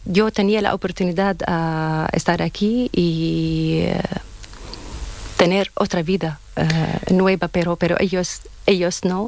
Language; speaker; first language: Spanish; non-native, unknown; Arabic